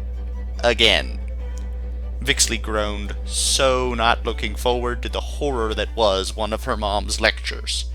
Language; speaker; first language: English; native; English